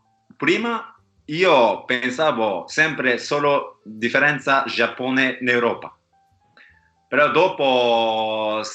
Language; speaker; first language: Italian; non-native, learner; Japanese